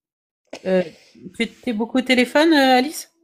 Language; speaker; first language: French; native; French